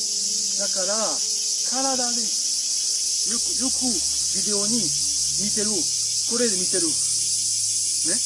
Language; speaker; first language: Japanese; non-native, fluent; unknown